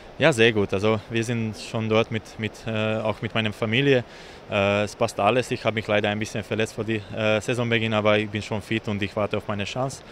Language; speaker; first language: German; non-native, fluent; Slovak